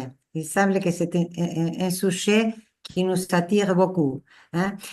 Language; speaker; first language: French; non-native, fluent; Spanish